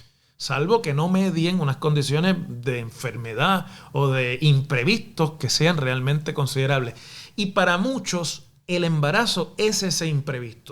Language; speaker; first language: Spanish; native; Spanish